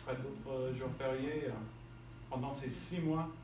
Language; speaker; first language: French; non-native, fluent; English